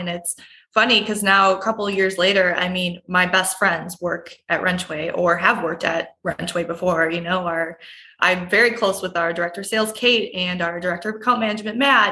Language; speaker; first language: English; native; English